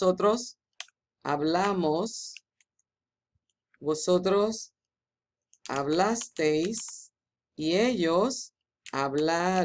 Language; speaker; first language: Spanish; non-native, fluent; English